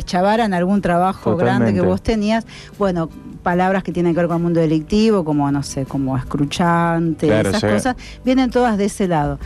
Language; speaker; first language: Spanish; native; Spanish